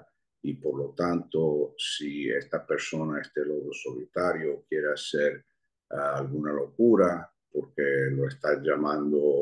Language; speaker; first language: Spanish; early bilingual, heritage; Spanish